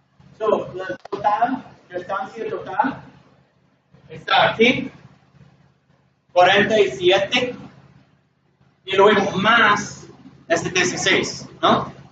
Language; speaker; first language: Spanish; non-native, learner; English